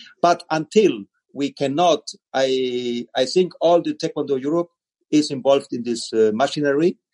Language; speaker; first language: English; non-native, learner; German